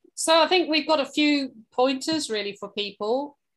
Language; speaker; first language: English; native; English